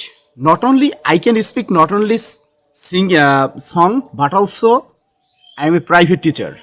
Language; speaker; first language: English; non-native, learner; Bangla